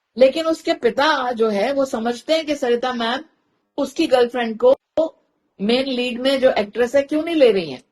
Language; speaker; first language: Hindi; native; Hindi